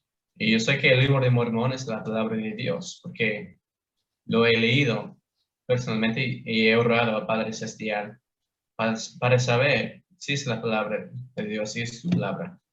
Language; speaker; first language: Spanish; non-native, fluent; English